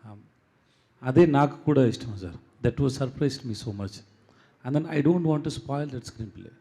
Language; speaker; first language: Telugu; non-native, learner; Tamil